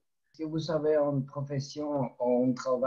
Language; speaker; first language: French; non-native, learner; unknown